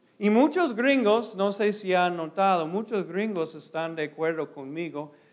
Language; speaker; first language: Spanish; non-native, fluent; English